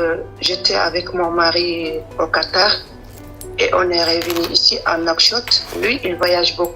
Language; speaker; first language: French; non-native, learner; Arabic